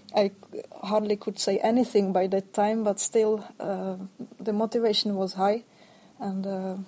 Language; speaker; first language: English; non-native, fluent; Czech